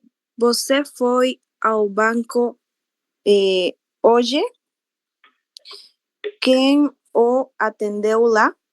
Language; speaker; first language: Portuguese; non-native, learner; Spanish